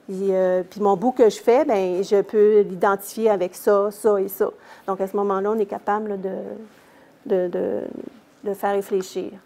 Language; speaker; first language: French; native; French